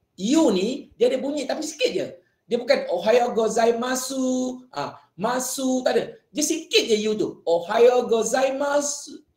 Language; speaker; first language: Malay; native; Malay